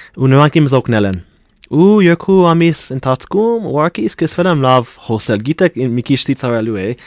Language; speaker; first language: Armenian; non-native, fluent; English